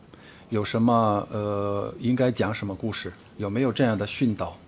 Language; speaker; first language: Chinese; non-native, fluent; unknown